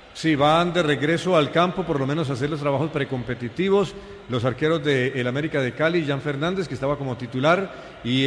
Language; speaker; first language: Spanish; native; Spanish